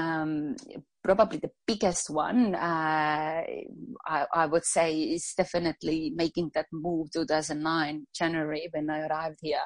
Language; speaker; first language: English; non-native, fluent; Estonian